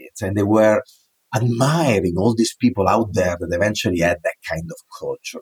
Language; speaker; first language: English; non-native, fluent; Italian